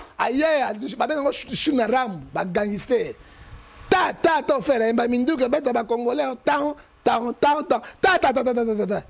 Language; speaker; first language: Lingala; native; Lingala